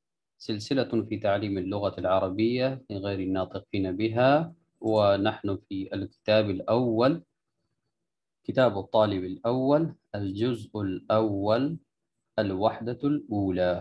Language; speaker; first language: Arabic; non-native, fluent; Urdu